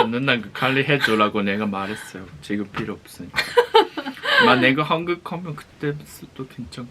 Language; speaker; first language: Korean; non-native, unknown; Japanese